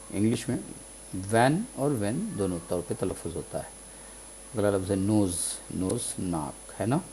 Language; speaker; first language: Urdu; native; Urdu